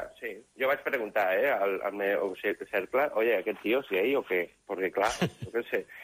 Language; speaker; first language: Catalan; non-native, local second language; Spanish